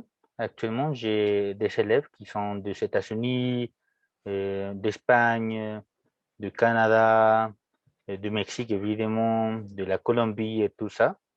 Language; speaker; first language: French; non-native, fluent; Spanish